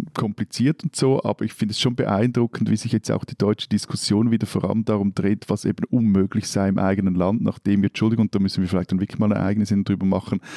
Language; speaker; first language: German; native; German